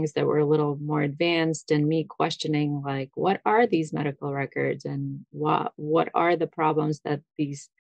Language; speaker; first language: English; early bilingual, other home language; Russian